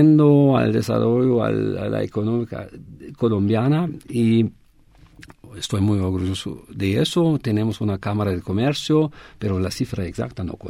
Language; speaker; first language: Spanish; non-native, fluent; German